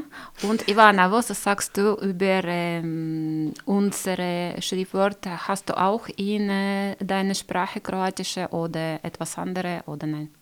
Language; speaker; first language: German; non-native, learner; Ukrainian